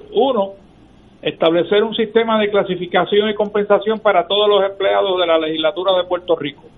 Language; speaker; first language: Spanish; native; Spanish